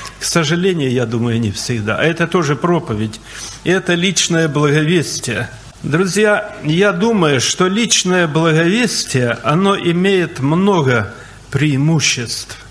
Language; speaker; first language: Russian; native; Russian